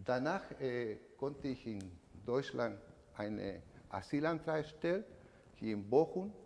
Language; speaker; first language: German; non-native, learner; Spanish